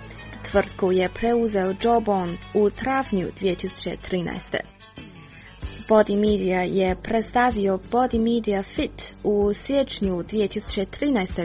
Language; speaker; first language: Croatian; native; Croatian